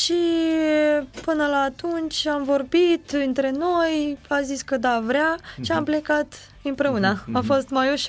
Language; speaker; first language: Romanian; non-native, fluent; Ukrainian